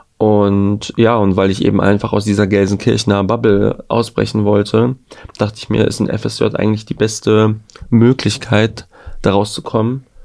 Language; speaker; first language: German; early bilingual, other home language; Albanian